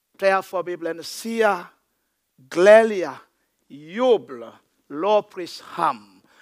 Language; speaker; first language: Danish; non-native, fluent; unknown